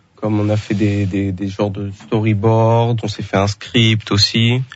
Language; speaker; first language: French; non-native, fluent; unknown